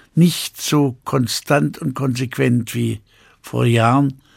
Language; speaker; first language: German; native; German